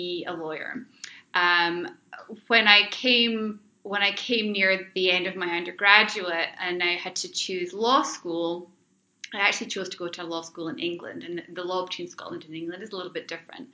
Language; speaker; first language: English; native; English